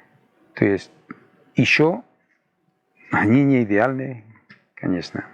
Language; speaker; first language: Russian; non-native, fluent; Spanish